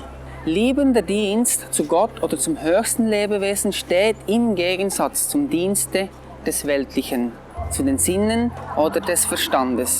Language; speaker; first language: German; non-native, fluent; English